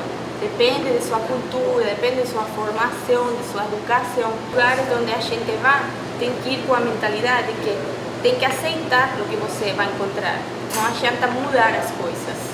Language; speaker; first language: Portuguese; non-native, fluent; Spanish